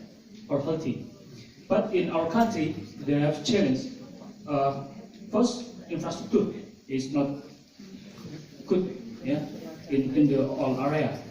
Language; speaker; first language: English; non-native, learner; Indonesian